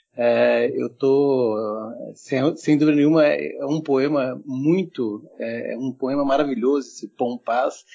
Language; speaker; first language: Portuguese; early bilingual, heritage; German